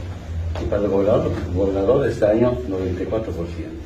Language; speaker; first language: Spanish; non-native, local second language; Aymara